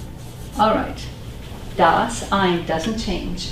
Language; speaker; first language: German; non-native, fluent; English